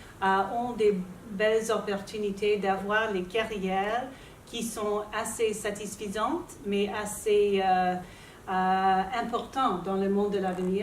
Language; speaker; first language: French; non-native, local second language; English